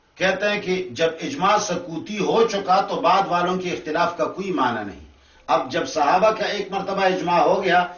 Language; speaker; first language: Urdu; non-native, local second language; Pashto